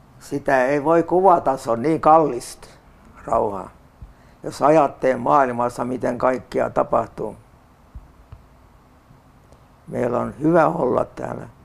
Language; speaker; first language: Finnish; non-native, local second language; Tatar